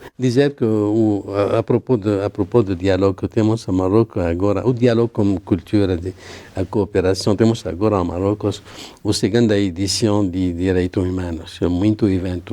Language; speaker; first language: Portuguese; non-native, learner; Arabic